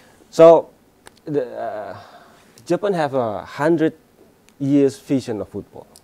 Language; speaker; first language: English; non-native, fluent; Indonesian